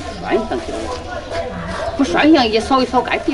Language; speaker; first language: Chinese; native; Chinese